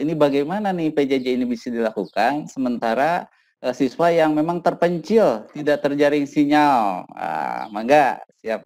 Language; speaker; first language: Indonesian; native; Indonesian